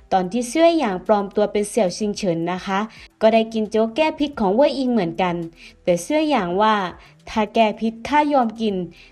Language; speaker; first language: Thai; native; Thai